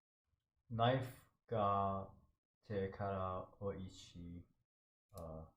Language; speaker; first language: Japanese; non-native, learner; English